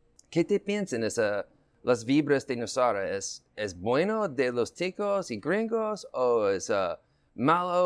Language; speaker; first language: Spanish; non-native, learner; English